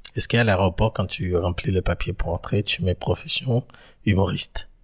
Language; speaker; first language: French; native; French